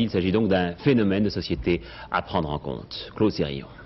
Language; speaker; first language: French; native; French